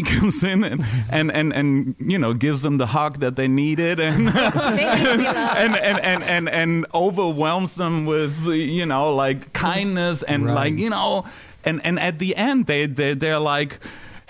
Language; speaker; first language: English; non-native, fluent; German